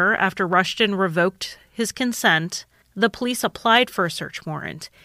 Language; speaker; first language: English; native; English